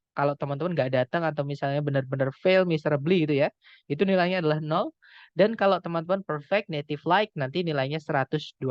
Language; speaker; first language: Indonesian; non-native, local second language; Javanese